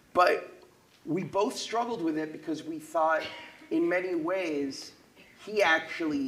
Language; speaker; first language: English; native; English